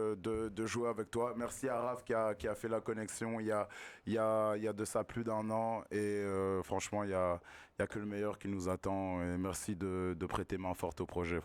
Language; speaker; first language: French; native; French